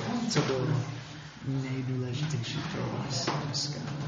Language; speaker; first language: Czech; non-native, learner; English